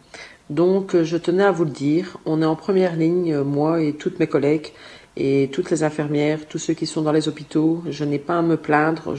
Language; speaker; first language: French; native; French